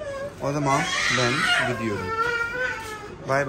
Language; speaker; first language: Turkish; non-native, learner; Urdu